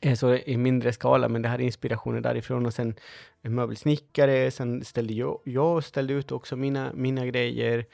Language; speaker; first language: Swedish; non-native, fluent; Spanish